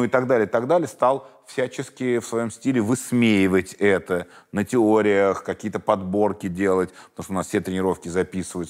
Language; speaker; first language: Russian; native; Russian